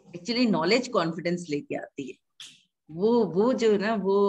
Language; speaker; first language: Hindi; native; Hindi